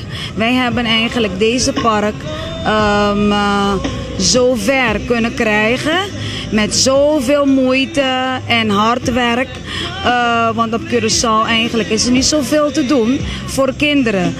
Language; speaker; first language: Dutch; non-native, local second language; Papiamento